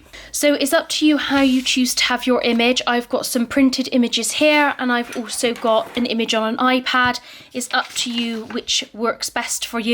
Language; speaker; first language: English; native; English